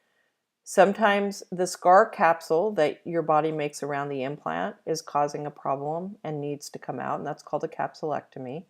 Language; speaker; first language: English; native; English